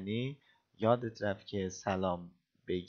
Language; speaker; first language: Persian; native; Persian